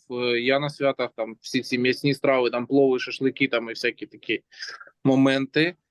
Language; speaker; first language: Ukrainian; native; Ukrainian